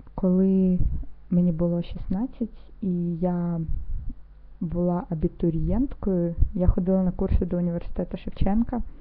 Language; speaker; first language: Ukrainian; non-native, local second language; Russian